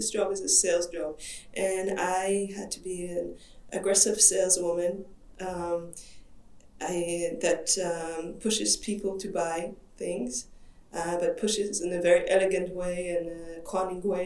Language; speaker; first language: English; non-native, fluent; Hebrew